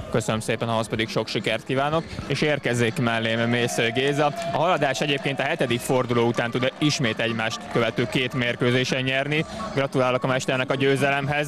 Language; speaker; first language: Hungarian; native; Hungarian